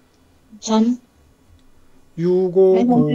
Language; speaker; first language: Korean; non-native, learner; Indonesian